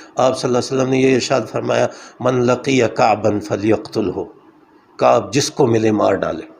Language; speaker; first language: Urdu; non-native, local second language; Punjabi